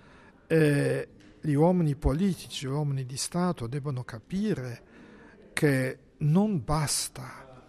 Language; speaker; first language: Italian; non-native, fluent; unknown